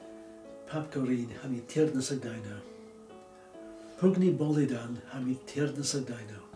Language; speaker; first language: Nepali; non-native, fluent; English